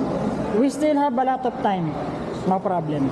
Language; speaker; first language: English; non-native, local second language; Filipino